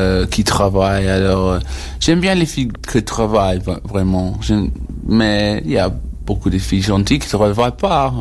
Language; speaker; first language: French; non-native, learner; English